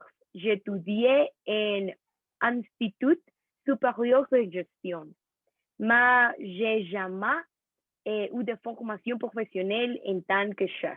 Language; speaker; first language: French; non-native, learner; Spanish